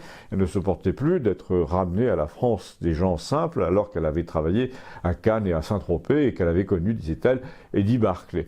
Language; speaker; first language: French; native; French